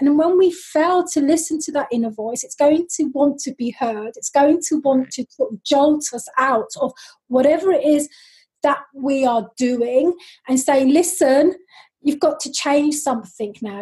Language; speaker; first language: English; native; English